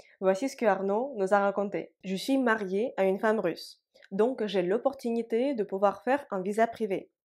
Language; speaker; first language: French; non-native, fluent; Russian